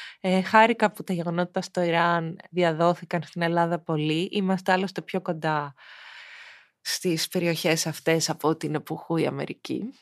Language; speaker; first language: Greek; early bilingual, heritage; Greek